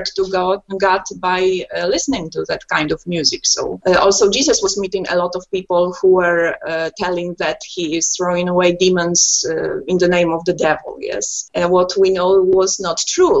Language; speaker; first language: English; non-native, fluent; Polish